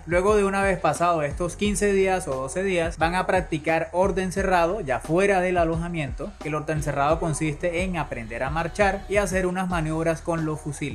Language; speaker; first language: Spanish; native; Spanish